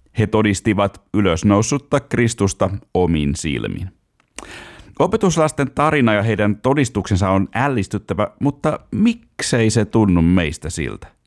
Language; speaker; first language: Finnish; native; Finnish